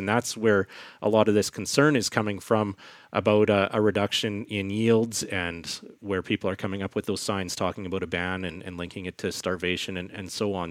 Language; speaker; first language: English; native; English